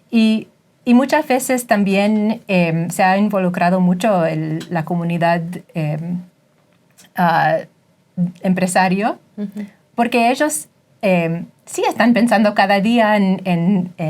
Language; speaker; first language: Spanish; non-native, fluent; English